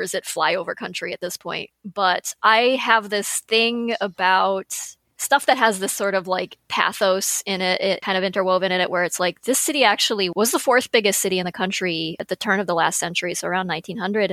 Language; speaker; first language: English; native; English